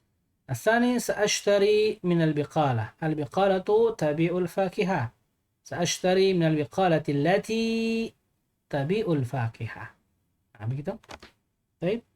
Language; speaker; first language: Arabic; non-native, fluent; Indonesian